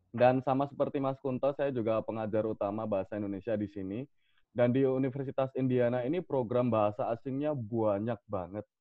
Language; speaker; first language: Indonesian; native; Indonesian